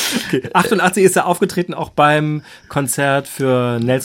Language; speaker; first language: German; native; German